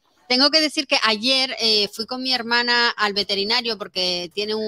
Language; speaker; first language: Spanish; native; Spanish